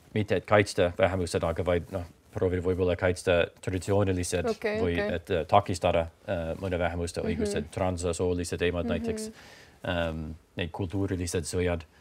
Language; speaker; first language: Estonian; non-native, fluent; English